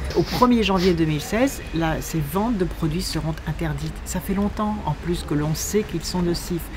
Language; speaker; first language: French; native; French